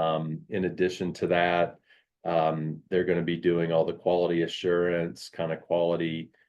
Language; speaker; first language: English; native; English